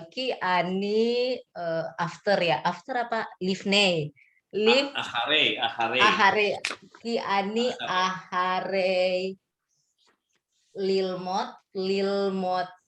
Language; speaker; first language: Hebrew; non-native, learner; Indonesian